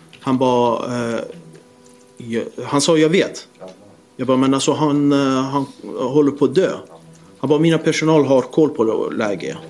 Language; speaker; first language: Swedish; non-native, fluent; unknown